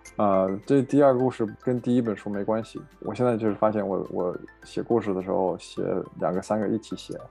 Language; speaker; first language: Chinese; early bilingual, heritage; Chinese